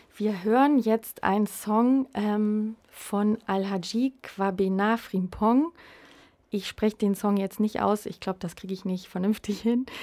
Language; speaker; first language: German; native; German